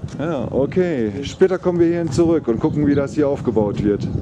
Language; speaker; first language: German; native; German